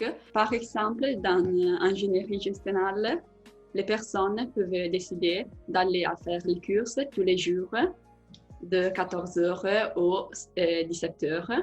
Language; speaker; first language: French; non-native, learner; Italian